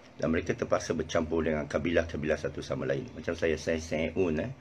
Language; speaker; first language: Malay; non-native, local second language; Chinese